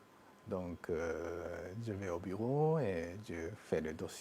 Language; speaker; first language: French; non-native, fluent; Japanese